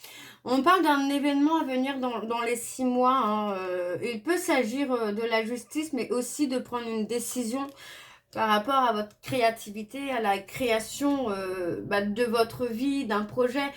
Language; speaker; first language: French; native; French